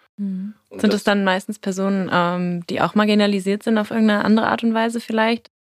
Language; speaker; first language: German; native; German